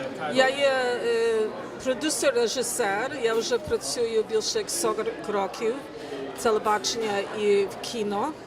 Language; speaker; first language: Ukrainian; early bilingual, heritage; Ukrainian